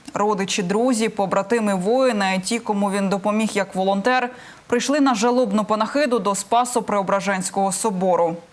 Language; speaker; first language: Ukrainian; native; Ukrainian